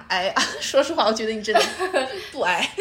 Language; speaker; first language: Chinese; native; Chinese